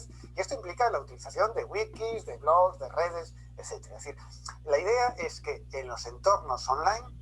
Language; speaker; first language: Spanish; native; Spanish